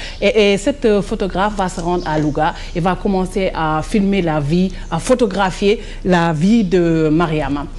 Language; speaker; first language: French; non-native, local second language; Wolof